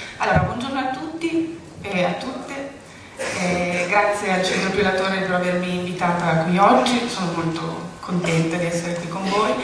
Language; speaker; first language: Italian; native; Italian